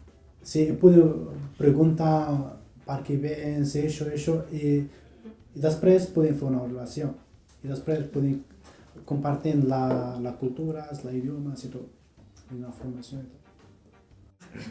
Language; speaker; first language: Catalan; non-native, learner; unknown